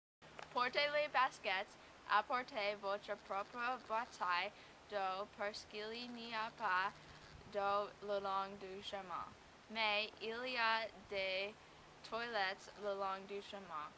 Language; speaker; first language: French; non-native, learner; English